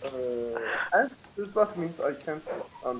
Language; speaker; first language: English; non-native, learner; Persian